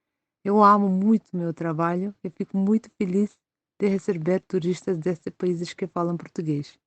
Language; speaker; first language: Portuguese; non-native, fluent; Macedonian